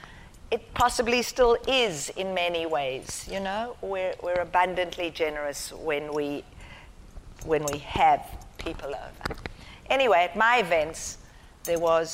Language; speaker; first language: English; native; English